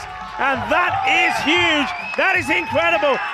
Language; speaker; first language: English; native; English